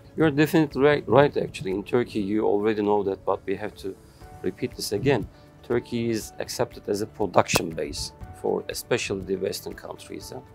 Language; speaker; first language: English; non-native, fluent; Turkish